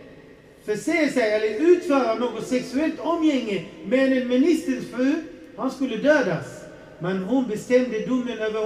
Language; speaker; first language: Swedish; non-native, fluent; Arabic